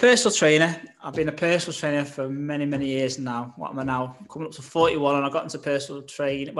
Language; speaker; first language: English; native; English